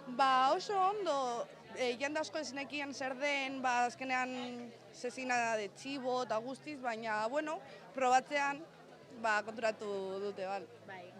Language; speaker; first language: Basque; non-native, local second language; Spanish